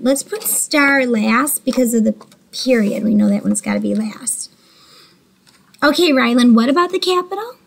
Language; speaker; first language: English; native; English